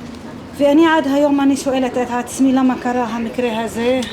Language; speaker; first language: Hebrew; non-native, local second language; Arabic